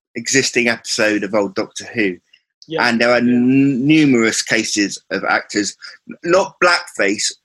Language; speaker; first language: English; native; English